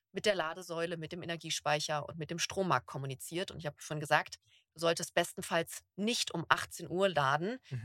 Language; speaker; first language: German; native; German